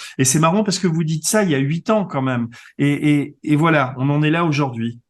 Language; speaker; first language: French; native; French